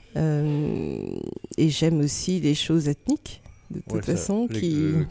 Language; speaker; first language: French; native; French